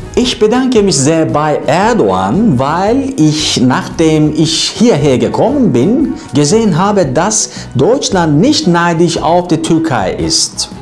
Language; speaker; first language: German; non-native, learner; Turkish